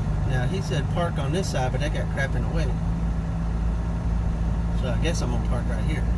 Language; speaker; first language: English; native; English